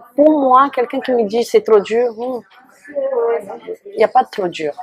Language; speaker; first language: French; non-native, fluent; Portuguese